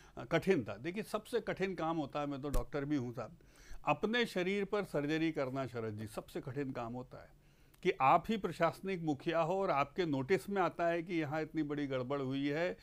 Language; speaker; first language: Hindi; native; Hindi